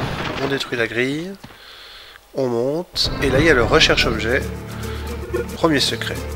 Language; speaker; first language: French; native; French